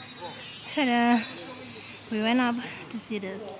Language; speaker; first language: English; non-native, fluent; Indonesian